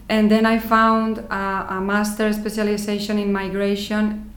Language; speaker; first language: English; non-native, fluent; Spanish